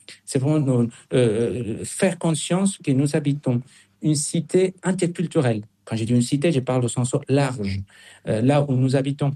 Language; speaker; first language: French; non-native, fluent; Spanish